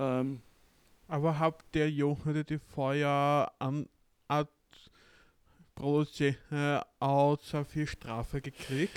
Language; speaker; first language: German; non-native, learner; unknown